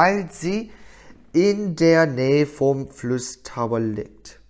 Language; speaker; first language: German; non-native, fluent; Korean